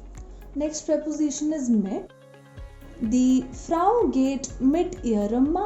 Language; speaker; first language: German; non-native, fluent; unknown